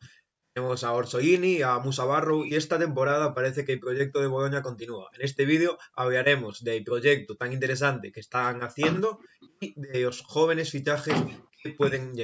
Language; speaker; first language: Spanish; native; Spanish